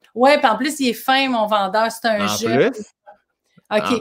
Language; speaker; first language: French; native; French